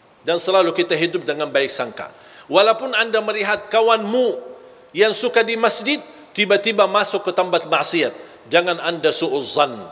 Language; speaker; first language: Malay; non-native, fluent; Arabic